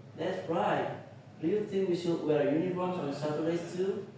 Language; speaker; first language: English; non-native, learner; Indonesian